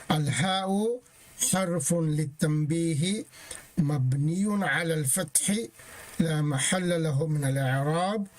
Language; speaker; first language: Arabic; non-native, fluent; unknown